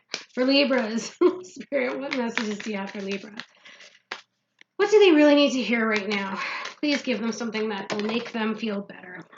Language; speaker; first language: English; native; English